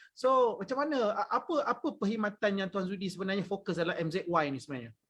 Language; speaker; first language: Malay; native; Malay